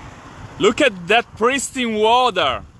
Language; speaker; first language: English; non-native, fluent; Italian